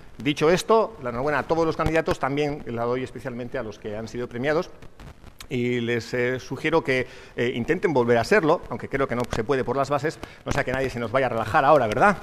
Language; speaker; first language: Spanish; native; Spanish